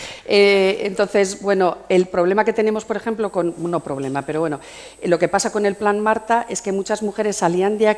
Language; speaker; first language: Spanish; native; Spanish